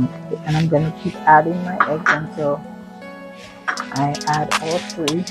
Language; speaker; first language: English; native; English